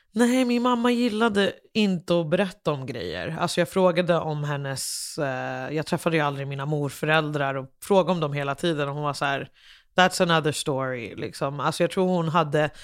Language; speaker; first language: Swedish; early bilingual, other home language; English